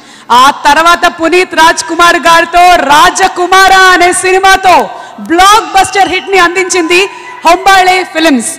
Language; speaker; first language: Telugu; native; Telugu